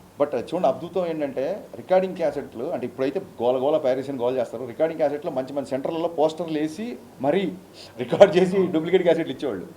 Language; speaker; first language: Telugu; native; Telugu